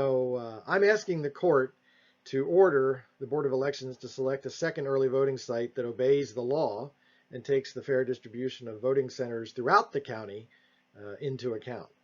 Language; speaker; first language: English; native; English